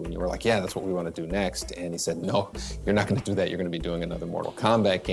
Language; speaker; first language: English; native; English